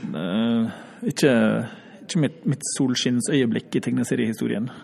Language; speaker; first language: Norwegian; native; Norwegian